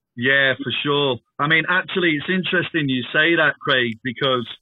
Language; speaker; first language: English; native; English